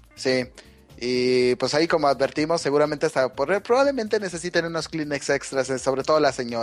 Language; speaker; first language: Spanish; native; Spanish